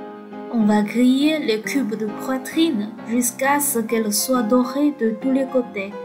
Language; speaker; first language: French; non-native, fluent; Chinese